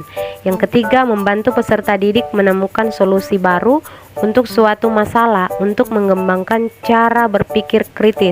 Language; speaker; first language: Indonesian; native; Indonesian